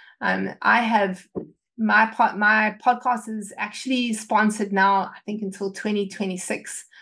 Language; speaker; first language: English; native; English